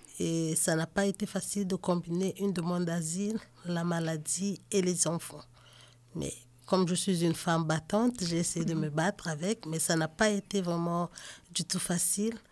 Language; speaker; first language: French; non-native, local second language; Lingala